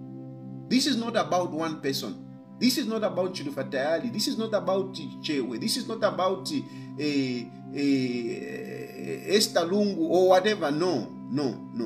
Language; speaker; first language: English; non-native, local second language; Bemba